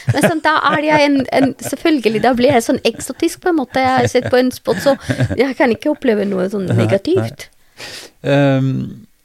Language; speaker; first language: Norwegian; non-native, learner; Albanian